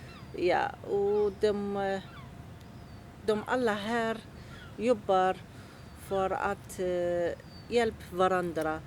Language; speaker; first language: Swedish; non-native, learner; Arabic